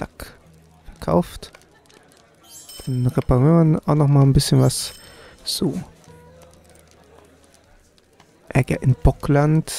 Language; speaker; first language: German; native; German